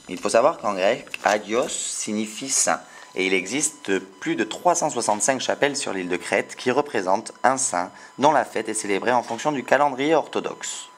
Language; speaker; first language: French; native; French